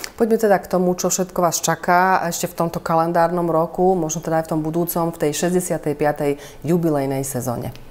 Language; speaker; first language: Slovak; native; Slovak